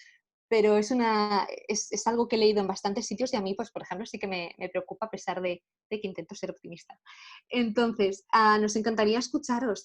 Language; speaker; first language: Spanish; native; Spanish